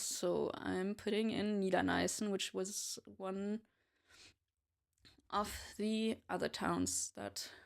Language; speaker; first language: English; non-native, fluent; German